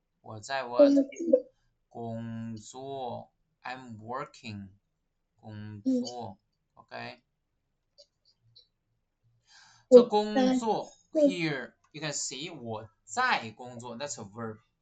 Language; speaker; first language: English; non-native, fluent; Chinese